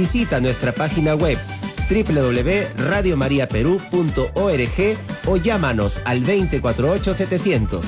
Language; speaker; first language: Spanish; native; Spanish